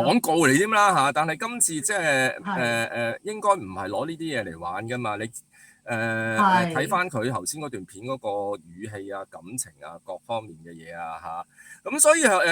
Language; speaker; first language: Cantonese; native; Cantonese